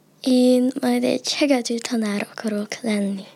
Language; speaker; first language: Hungarian; early bilingual, other home language; Chinese